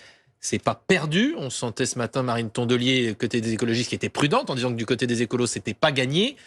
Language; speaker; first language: French; native; French